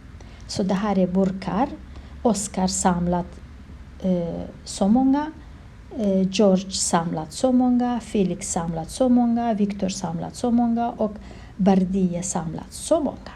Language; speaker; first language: Swedish; non-native, learner; Kurdish